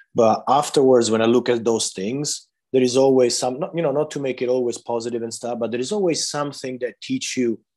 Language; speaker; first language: English; non-native, fluent; Italian